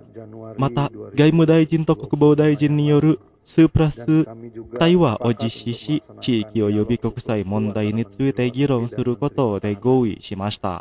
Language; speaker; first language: Japanese; non-native, fluent; Indonesian